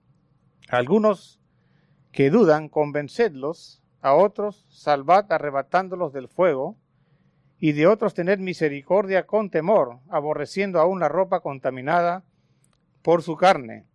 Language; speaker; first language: Spanish; native; Spanish